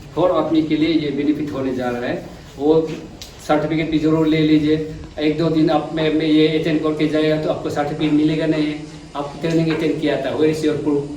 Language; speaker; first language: Hindi; non-native, local second language; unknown